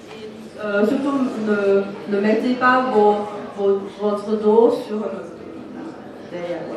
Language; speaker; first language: French; non-native, fluent; Chinese